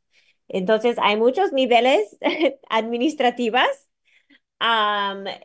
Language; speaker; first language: Spanish; non-native, fluent; English